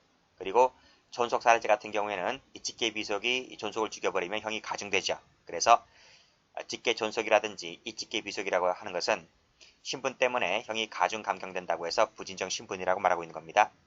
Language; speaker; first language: Korean; native; Korean